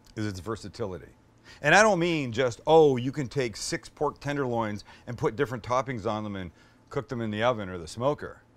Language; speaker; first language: English; native; English